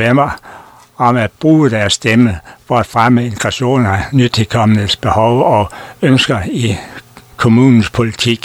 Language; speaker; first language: Danish; native; Danish